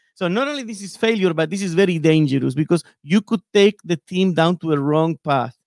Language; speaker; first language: English; non-native, fluent; Spanish